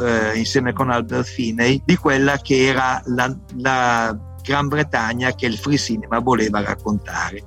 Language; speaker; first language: Italian; native; Italian